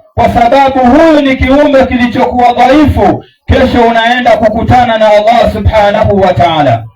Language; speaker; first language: Swahili; non-native, local second language; Luyia